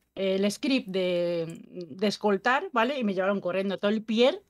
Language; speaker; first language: Spanish; native; Spanish